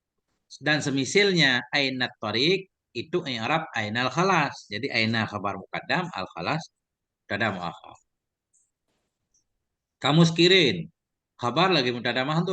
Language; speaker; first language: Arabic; non-native, fluent; Indonesian